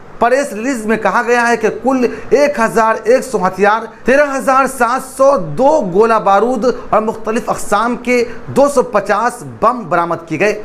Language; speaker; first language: Urdu; native; Urdu